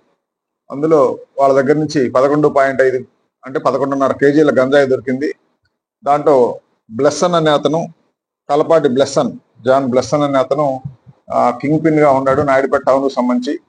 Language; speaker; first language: Telugu; native; Telugu